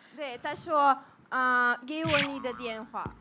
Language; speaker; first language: Chinese; non-native, learner; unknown